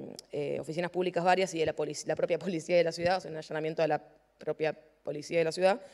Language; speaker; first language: Spanish; native; Spanish